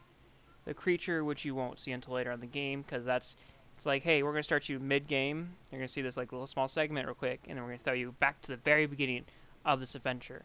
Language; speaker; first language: English; native; English